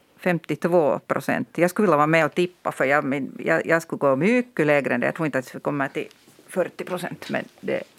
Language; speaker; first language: Swedish; native; Swedish